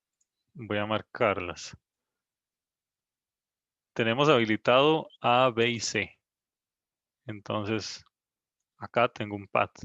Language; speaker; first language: Spanish; native; Spanish